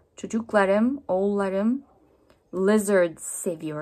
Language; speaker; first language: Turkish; non-native, learner; English